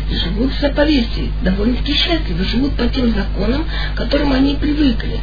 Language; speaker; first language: Russian; native; Russian